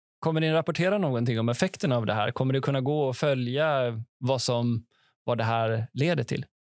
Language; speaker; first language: Swedish; native; Swedish